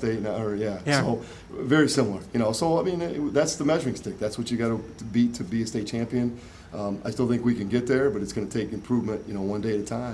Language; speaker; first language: English; native; English